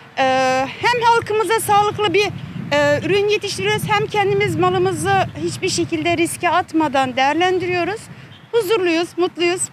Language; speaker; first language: Turkish; native; Turkish